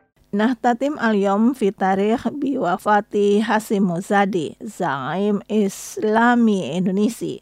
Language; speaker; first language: Arabic; non-native, fluent; Indonesian